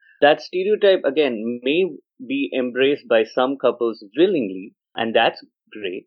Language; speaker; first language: English; non-native, local second language; Odia